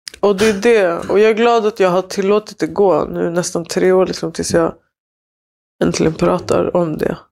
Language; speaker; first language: Swedish; early bilingual, other home language; Spanish